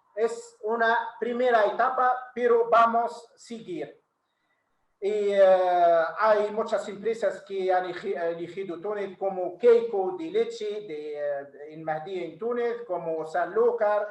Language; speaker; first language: Spanish; non-native, fluent; Arabic